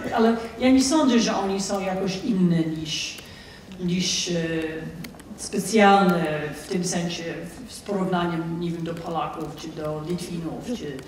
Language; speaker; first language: Polish; non-native, fluent; English